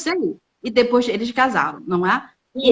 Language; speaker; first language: Portuguese; non-native, fluent; Chinese